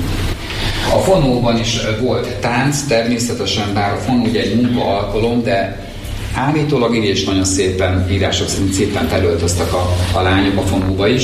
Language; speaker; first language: Hungarian; native; Hungarian